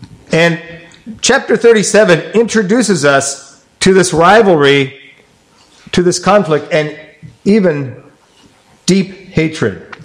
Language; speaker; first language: English; native; English